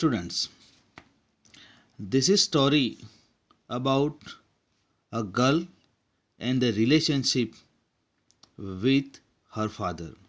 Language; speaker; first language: English; non-native, local second language; Gujarati